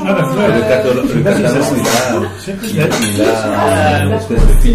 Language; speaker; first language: French; non-native, fluent; Italian